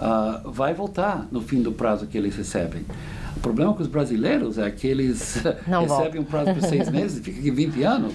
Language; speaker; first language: Portuguese; non-native, fluent; English